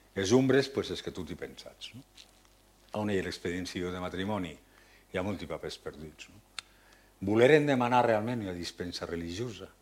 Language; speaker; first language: Catalan; non-native, local second language; Occitan